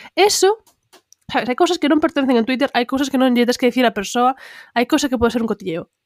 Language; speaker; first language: Galician; non-native, local second language; Spanish